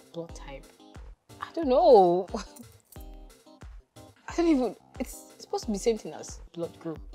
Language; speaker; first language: English; non-native, local second language; Igbo